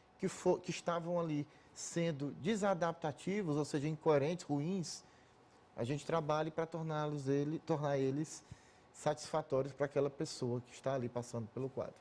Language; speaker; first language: Portuguese; native; Portuguese